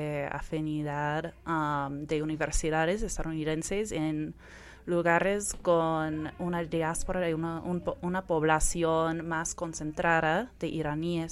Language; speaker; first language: Spanish; non-native, fluent; English